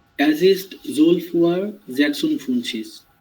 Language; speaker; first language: German; non-native, learner; Bangla